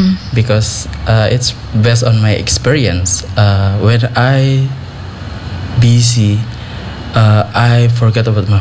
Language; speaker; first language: English; non-native, learner; Indonesian